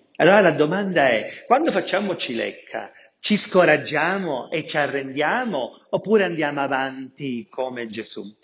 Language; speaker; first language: Italian; native; Italian